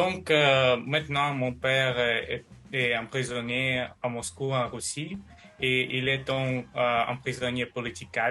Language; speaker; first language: French; non-native, learner; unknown